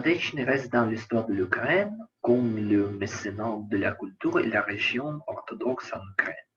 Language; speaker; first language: French; non-native, learner; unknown